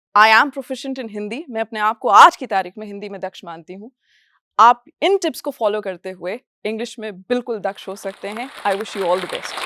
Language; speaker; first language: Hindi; non-native, fluent; English